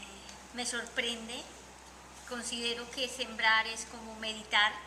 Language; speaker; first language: Spanish; native; Spanish